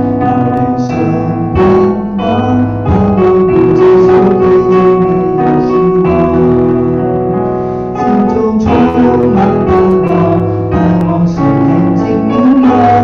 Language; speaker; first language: Chinese; native; Chinese